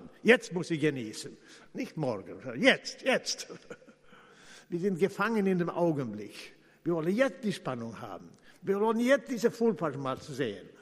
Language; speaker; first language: German; non-native, fluent; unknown